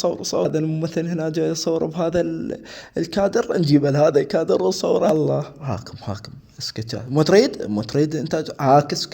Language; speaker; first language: Arabic; native; Arabic